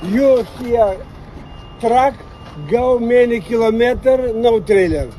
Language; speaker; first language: English; non-native, learner; Russian